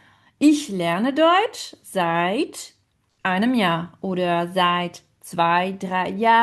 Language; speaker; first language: German; non-native, fluent; French